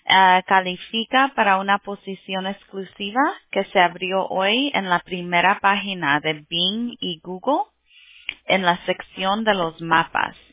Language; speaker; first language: Spanish; early bilingual, heritage; Spanish